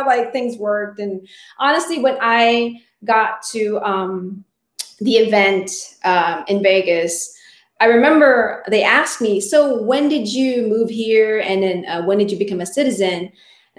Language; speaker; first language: English; non-native, local second language; Filipino